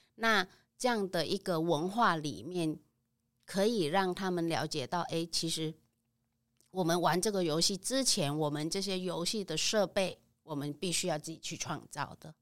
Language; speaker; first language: Chinese; non-native, fluent; Vietnamese